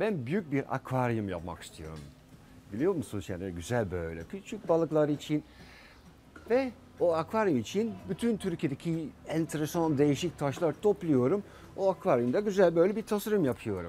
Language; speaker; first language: Turkish; non-native, fluent; Dutch